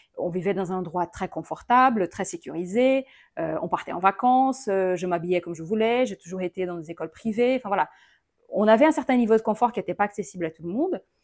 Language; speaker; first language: French; non-native, fluent; Portuguese